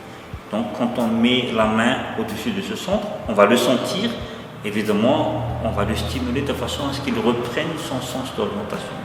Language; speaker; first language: French; non-native, local second language; Malagasy